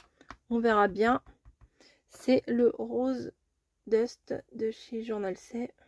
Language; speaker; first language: French; native; French